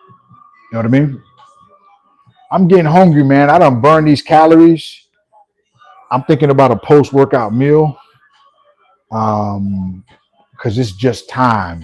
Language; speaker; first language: English; native; English